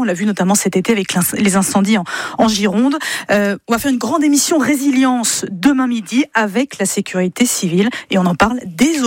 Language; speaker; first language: French; native; French